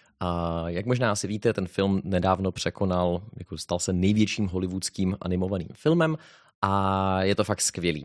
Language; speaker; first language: Czech; native; Czech